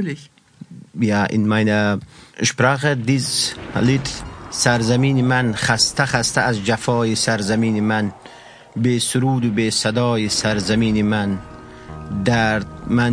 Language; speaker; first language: German; non-native, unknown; Persian